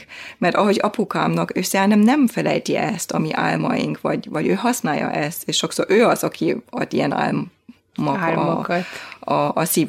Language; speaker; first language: Hungarian; non-native, fluent; German